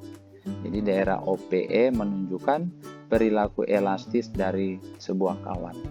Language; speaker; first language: Indonesian; native; Indonesian